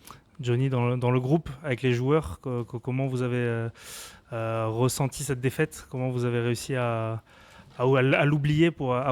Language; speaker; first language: French; native; French